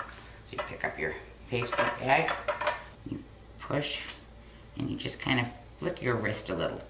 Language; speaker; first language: English; native; English